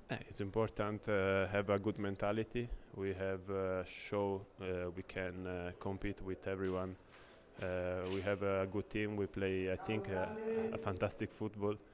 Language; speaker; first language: English; non-native, learner; Italian